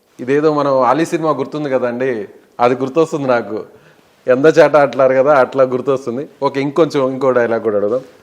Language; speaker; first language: Telugu; native; Telugu